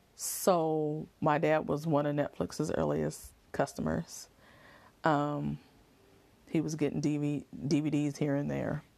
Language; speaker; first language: English; native; English